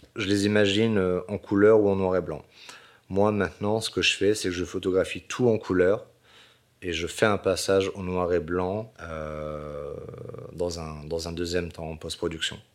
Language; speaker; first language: French; native; French